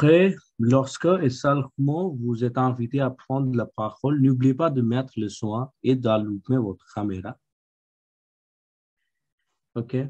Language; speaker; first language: French; non-native, fluent; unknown